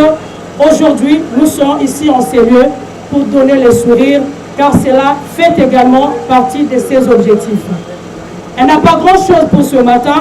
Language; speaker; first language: French; non-native, local second language; Lingala